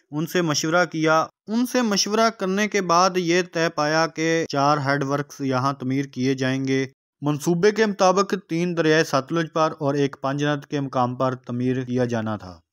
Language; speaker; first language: Urdu; non-native, local second language; Punjabi